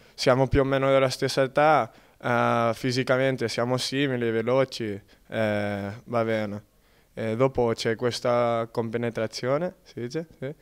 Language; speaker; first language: Italian; non-native, fluent; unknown